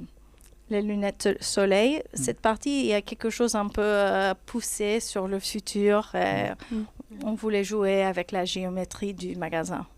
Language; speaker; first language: French; non-native, fluent; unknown